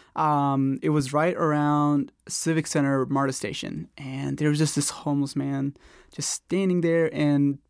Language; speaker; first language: English; non-native, local second language; Telugu